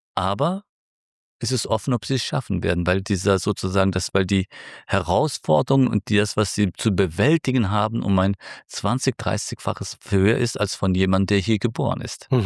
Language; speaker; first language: German; early bilingual, other home language; Turkish